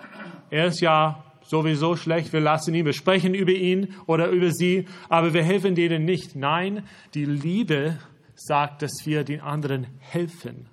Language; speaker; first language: German; non-native, fluent; English